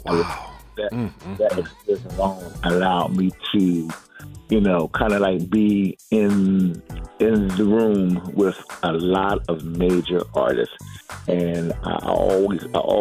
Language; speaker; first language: English; native; English